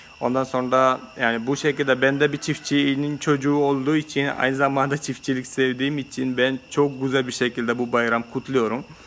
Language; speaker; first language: Turkish; non-native, fluent; Malayalam